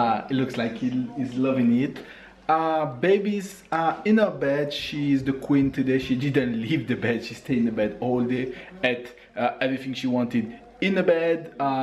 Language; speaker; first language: English; non-native, fluent; French